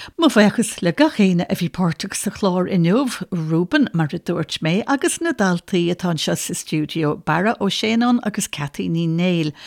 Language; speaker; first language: Irish; native; Irish